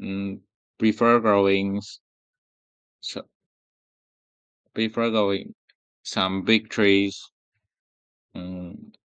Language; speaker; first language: English; non-native, learner; Vietnamese